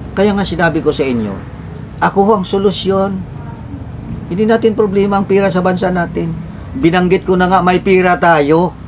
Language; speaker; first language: Filipino; non-native, local second language; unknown